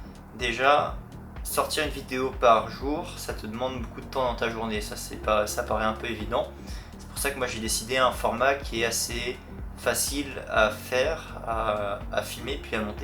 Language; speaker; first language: French; native; French